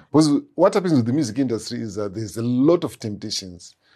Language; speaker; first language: English; non-native, local second language; Shona